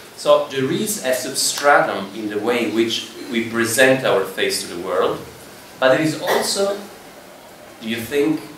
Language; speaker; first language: English; non-native, fluent; Italian